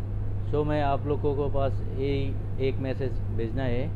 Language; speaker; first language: Hindi; non-native, learner; Bangla